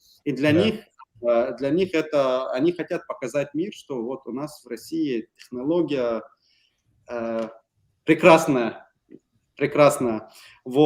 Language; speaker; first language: Russian; non-native, fluent; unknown